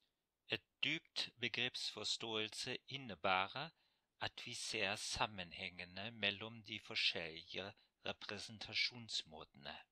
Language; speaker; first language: Norwegian; non-native, fluent; German